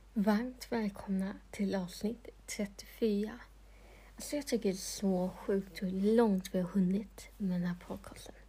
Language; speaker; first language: Swedish; non-native, local second language; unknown